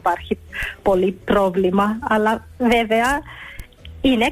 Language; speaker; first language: Greek; early bilingual, heritage; Finnish